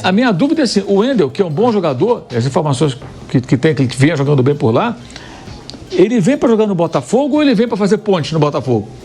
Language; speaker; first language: Portuguese; native; Portuguese